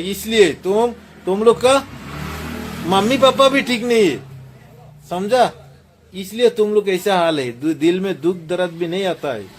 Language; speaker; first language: Hindi; non-native, local second language; Assamese